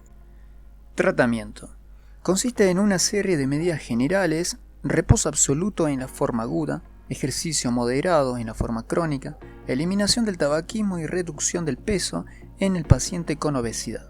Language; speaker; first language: Spanish; native; Spanish